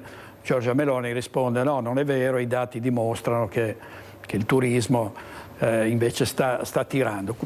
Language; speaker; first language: Italian; native; Italian